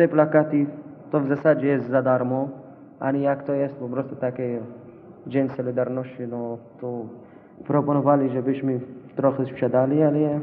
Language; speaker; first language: Polish; non-native, fluent; Arabic